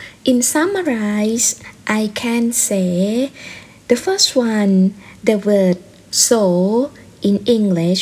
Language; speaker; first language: English; non-native, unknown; Thai